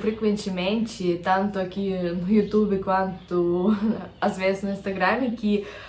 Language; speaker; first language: Portuguese; non-native, fluent; Russian